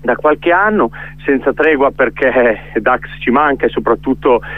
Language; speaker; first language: Italian; native; Italian